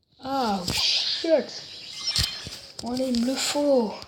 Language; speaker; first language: French; native; French